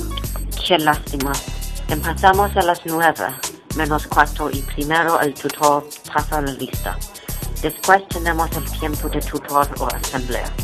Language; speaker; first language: Spanish; non-native, learner; English